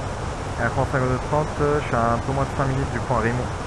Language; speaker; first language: French; native; French